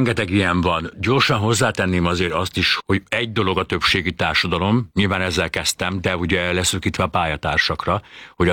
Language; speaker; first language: Hungarian; native; Hungarian